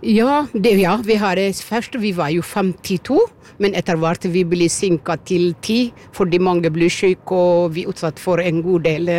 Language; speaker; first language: Norwegian; early bilingual, other home language; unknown